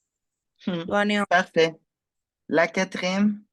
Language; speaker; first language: French; non-native, fluent; Spanish